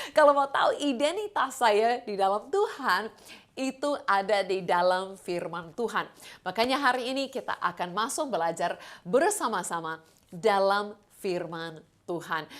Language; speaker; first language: Indonesian; non-native, fluent; English